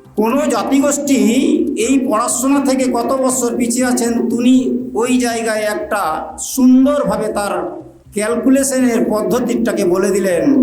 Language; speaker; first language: Bangla; non-native, local second language; Santali